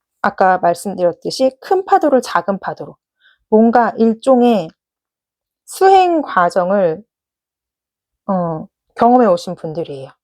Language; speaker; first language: Korean; native; Korean